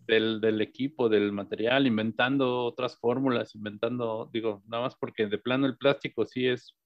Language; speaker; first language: Spanish; native; Spanish